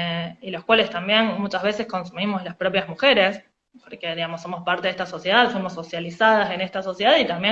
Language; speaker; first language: Spanish; native; Spanish